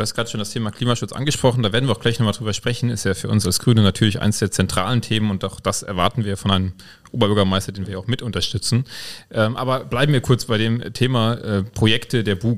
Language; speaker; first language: German; native; German